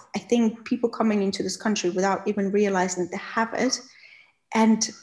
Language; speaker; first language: English; non-native, fluent; Russian